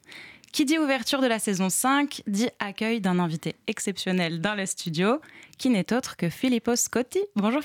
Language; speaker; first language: French; native; French